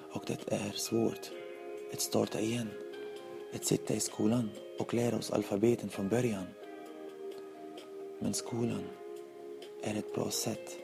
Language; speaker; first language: Swedish; non-native, learner; Arabic